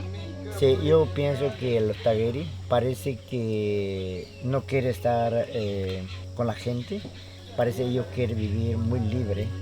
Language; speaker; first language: Spanish; non-native, local second language; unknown